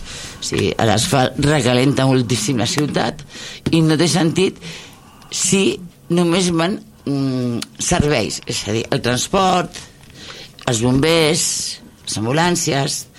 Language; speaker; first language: Catalan; native; Catalan